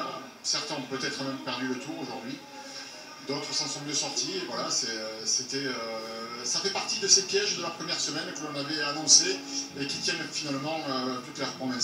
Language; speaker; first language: French; native; French